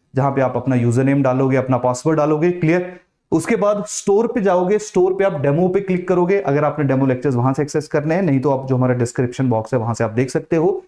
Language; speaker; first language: Hindi; native; Hindi